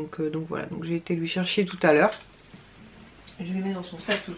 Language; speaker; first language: French; native; French